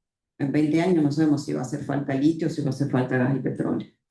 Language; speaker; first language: Spanish; native; Spanish